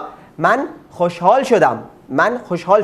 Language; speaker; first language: Persian; non-native, fluent; Urdu